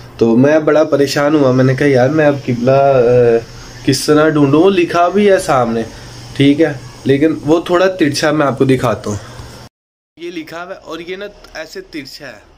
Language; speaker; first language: Urdu; non-native, local second language; Punjabi